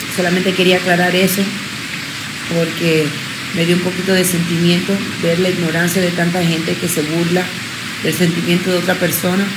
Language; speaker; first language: Spanish; early bilingual, other home language; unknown